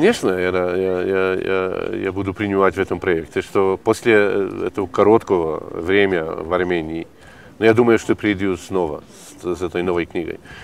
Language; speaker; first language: Russian; non-native, fluent; Polish